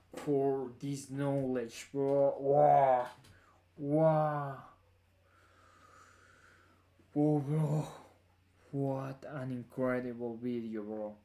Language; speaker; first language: English; non-native, fluent; Spanish